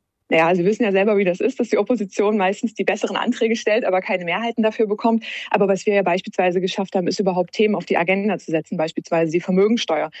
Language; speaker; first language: German; native; German